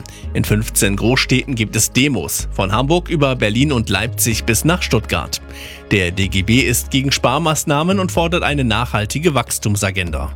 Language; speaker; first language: German; native; German